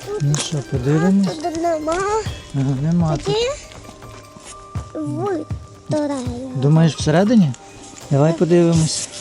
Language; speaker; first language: Ukrainian; native; Ukrainian